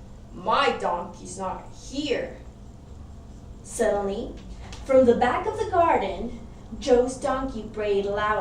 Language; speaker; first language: English; non-native, fluent; Spanish